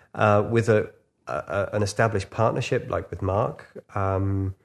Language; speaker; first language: English; native; English